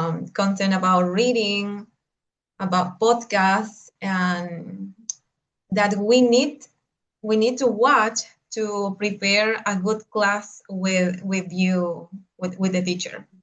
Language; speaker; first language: English; non-native, learner; Spanish